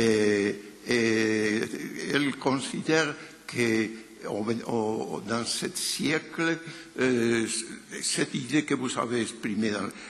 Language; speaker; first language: French; non-native, fluent; Spanish